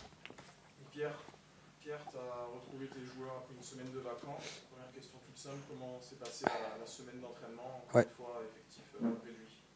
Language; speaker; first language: French; native; French